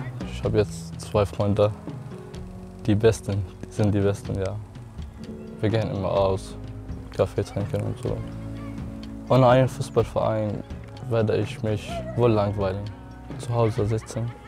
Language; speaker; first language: German; non-native, learner; Arabic